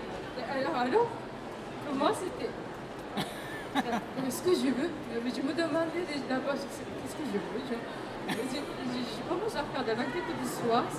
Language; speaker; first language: French; non-native, fluent; Japanese